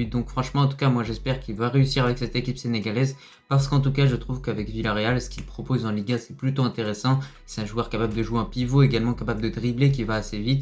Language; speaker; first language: French; native; French